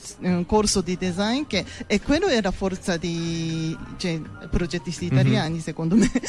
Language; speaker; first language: Italian; non-native, fluent; Japanese